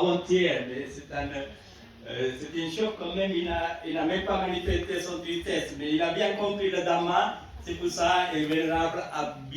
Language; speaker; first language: French; non-native, fluent; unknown